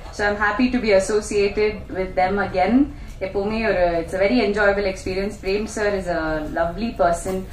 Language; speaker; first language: Tamil; non-native, local second language; Malayalam